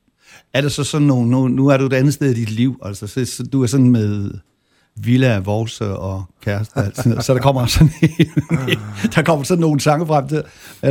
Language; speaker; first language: Danish; native; Danish